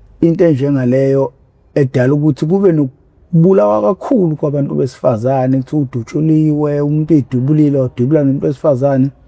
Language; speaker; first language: Zulu; native; Zulu